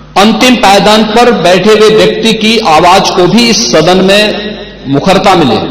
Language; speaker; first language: Hindi; native; Hindi